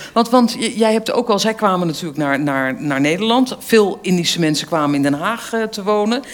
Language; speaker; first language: Dutch; native; Dutch